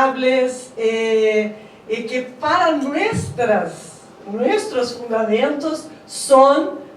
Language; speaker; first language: Spanish; non-native, fluent; Portuguese